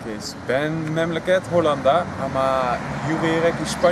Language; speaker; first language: Turkish; non-native, learner; Dutch